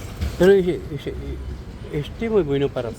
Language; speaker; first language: Spanish; non-native, learner; Filipino